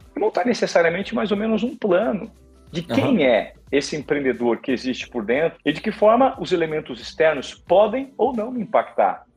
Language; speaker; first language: Portuguese; native; Portuguese